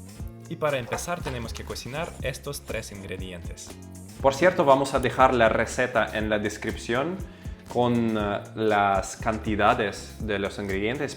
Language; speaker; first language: Spanish; non-native, fluent; Russian